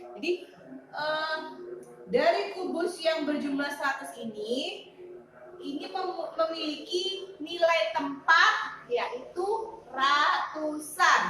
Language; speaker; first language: Indonesian; native; Indonesian